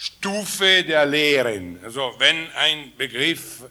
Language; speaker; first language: German; non-native, fluent; Italian